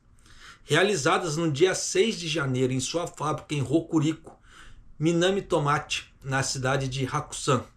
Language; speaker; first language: Portuguese; native; Portuguese